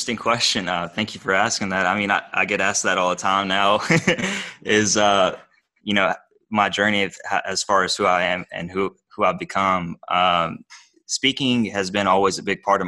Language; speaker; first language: English; early bilingual, other home language; Bosnian